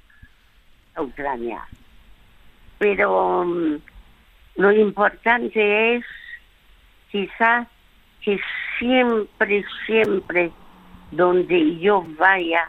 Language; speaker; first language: Spanish; early bilingual, other home language; French